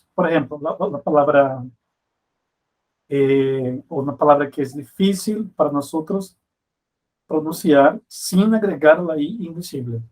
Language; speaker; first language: Spanish; non-native, fluent; Portuguese